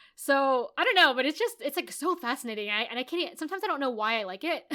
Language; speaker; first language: English; native; English